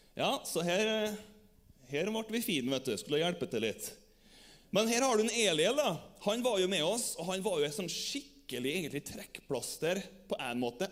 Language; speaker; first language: Norwegian; native; Norwegian